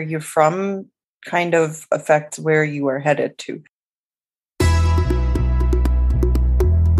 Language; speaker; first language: English; non-native, local second language; Urdu